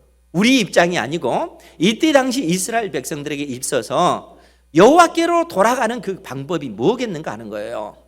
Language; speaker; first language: Korean; native; Korean